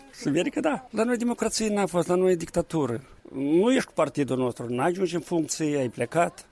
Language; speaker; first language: Romanian; native; Romanian